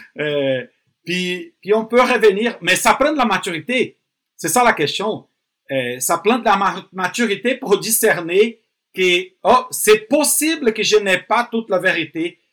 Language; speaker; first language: French; non-native, fluent; Portuguese